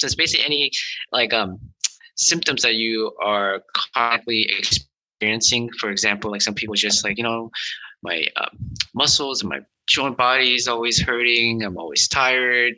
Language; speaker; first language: English; early bilingual, other home language; Vietnamese